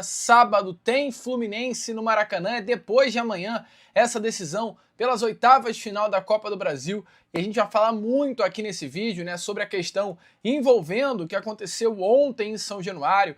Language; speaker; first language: Portuguese; native; Portuguese